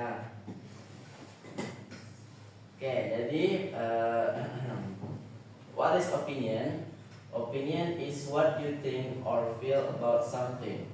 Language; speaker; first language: English; non-native, learner; Indonesian